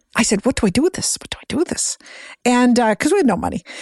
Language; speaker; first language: English; native; English